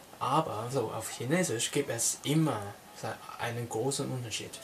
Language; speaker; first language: German; non-native, learner; Cantonese